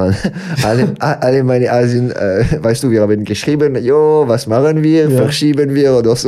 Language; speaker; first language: German; non-native, local second language; French